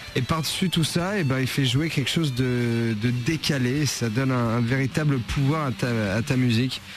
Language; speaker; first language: French; native; French